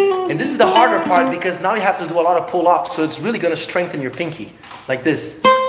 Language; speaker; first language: English; non-native, fluent; Portuguese